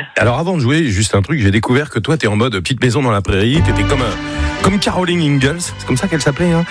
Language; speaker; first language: French; native; French